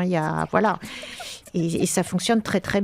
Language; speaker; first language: French; native; French